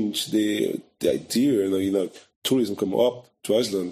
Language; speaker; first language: English; non-native, fluent; Portuguese